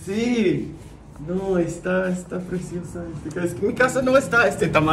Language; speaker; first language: Spanish; non-native, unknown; English